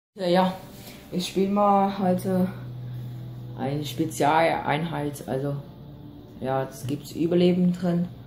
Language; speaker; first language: German; non-native, learner; Vietnamese